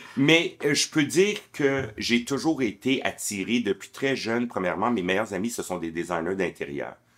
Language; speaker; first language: French; native; French